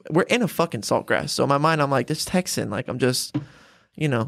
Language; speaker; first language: English; native; English